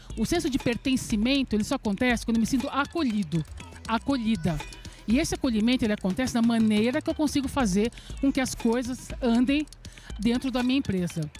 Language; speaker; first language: Portuguese; early bilingual, other home language; Serbian